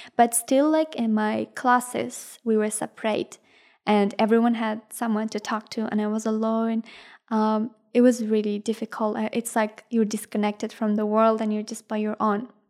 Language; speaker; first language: English; non-native, fluent; Persian